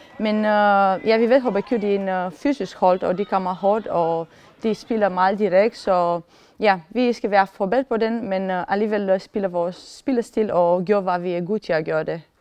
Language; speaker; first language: Danish; non-native, fluent; Romanian